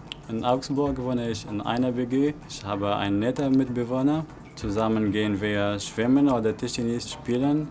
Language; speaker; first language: German; non-native, learner; Arabic